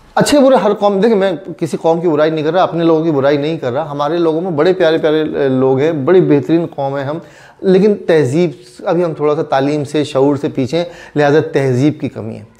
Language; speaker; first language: Urdu; native; Urdu